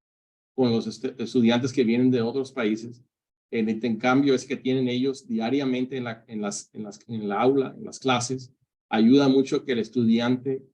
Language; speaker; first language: Spanish; early bilingual, heritage; Spanish